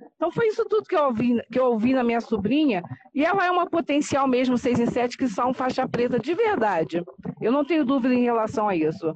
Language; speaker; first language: Portuguese; native; Portuguese